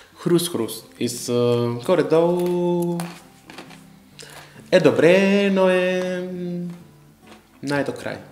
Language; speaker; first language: Bulgarian; non-native, learner; Spanish